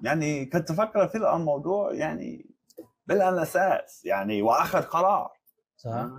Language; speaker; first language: Arabic; non-native, fluent; English